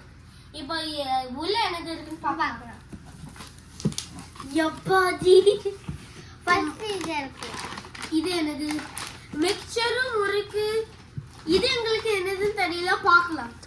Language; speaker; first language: Tamil; early bilingual, heritage; Tamil